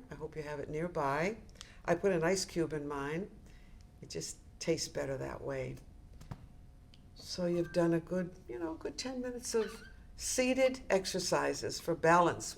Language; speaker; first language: English; native; English